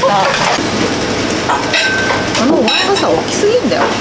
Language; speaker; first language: Japanese; native; Japanese